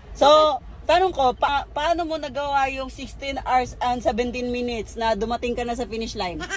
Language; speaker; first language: Filipino; non-native, local second language; Cebuano